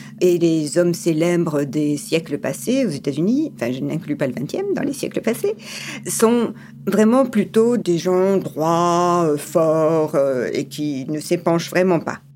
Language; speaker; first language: French; early bilingual, other home language; English